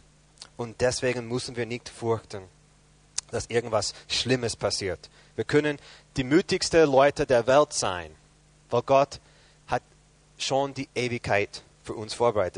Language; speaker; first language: German; non-native, fluent; English